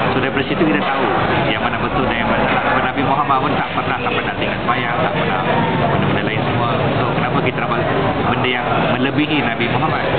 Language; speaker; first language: Malay; non-native, local second language; Tamil